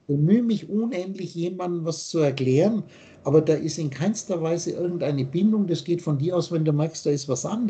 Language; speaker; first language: German; native; German